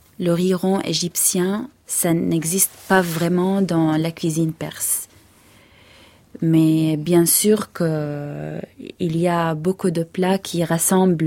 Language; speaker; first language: French; non-native, fluent; Arabic